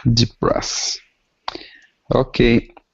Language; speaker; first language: English; non-native, learner; Portuguese